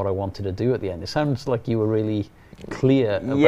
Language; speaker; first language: English; native; English